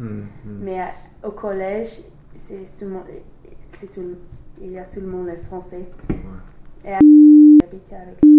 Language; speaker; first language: French; non-native, learner; English